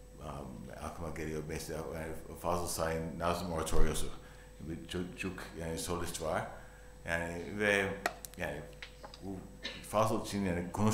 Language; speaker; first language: Turkish; non-native, learner; English